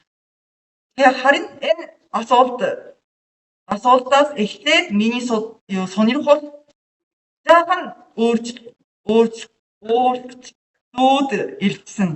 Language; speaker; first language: Mongolian; non-native, learner; Japanese